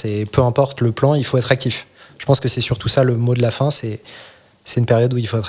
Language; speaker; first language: French; native; French